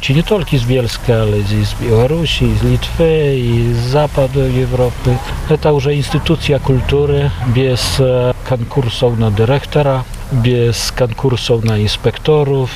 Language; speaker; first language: Polish; non-native, local second language; Belarusian